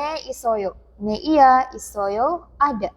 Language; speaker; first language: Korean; non-native, learner; Indonesian